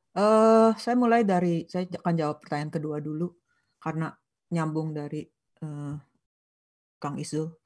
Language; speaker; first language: Indonesian; non-native, local second language; Sundanese